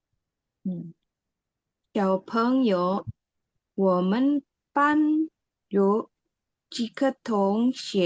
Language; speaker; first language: Chinese; non-native, learner; Indonesian